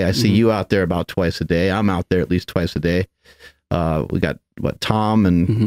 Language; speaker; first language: English; native; English